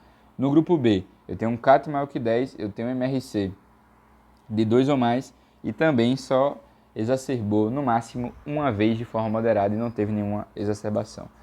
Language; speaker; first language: Portuguese; native; Portuguese